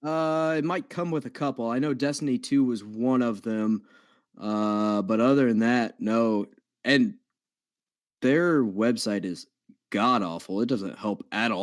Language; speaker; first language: English; native; English